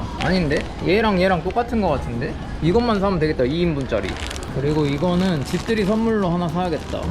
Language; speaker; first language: Korean; native; Korean